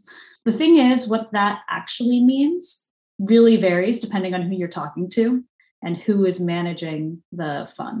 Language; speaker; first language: English; native; English